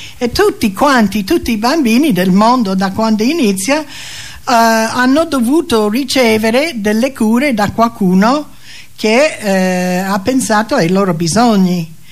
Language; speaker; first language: Italian; non-native, fluent; English